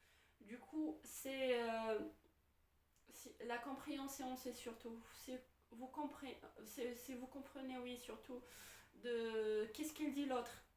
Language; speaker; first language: French; non-native, fluent; Arabic